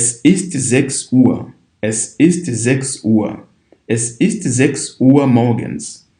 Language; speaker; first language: German; non-native, fluent; Kinyarwanda